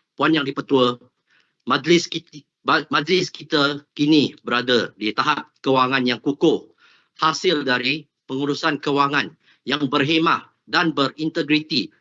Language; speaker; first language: Malay; non-native, local second language; Cantonese